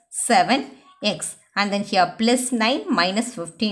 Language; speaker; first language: English; non-native, local second language; Tamil